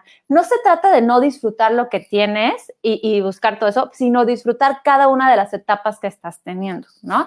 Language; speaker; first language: Spanish; native; Spanish